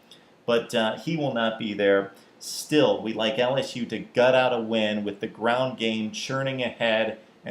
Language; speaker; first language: English; native; English